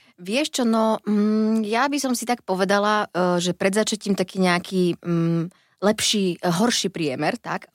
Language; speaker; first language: Slovak; native; Slovak